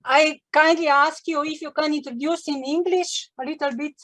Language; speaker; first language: English; non-native, learner; Slovenian